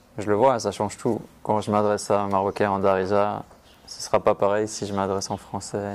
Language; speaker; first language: French; native; French